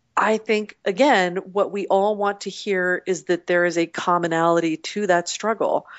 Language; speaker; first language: English; native; English